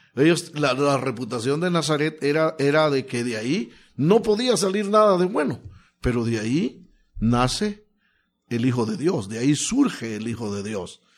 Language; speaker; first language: Spanish; native; Spanish